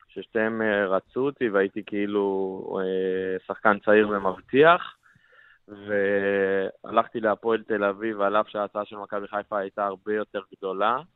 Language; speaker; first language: Hebrew; native; Hebrew